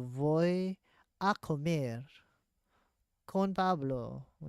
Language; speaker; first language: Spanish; non-native, learner; English